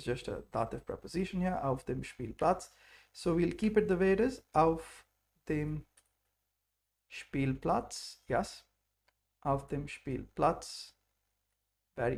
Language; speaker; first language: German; non-native, fluent; English